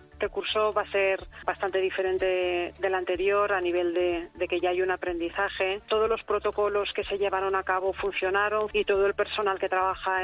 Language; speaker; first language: Spanish; native; Spanish